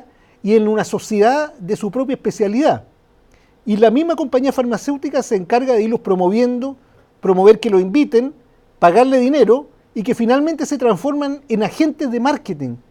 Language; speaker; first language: Spanish; native; Spanish